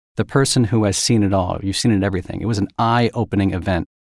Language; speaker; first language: English; native; English